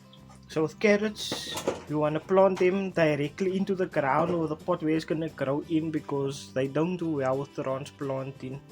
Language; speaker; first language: English; native; English